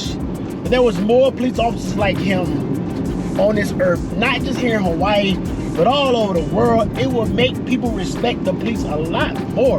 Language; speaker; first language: English; native; English